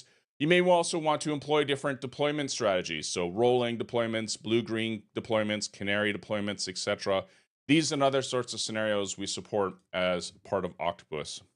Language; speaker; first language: English; native; English